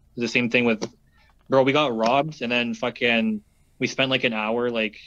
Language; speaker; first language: English; native; English